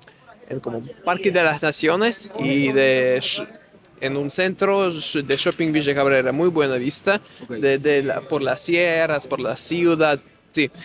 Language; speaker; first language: Spanish; non-native, learner; Russian